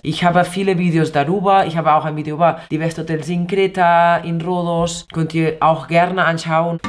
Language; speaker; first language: German; non-native, fluent; Spanish